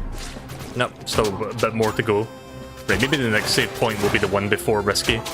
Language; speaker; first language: English; native; English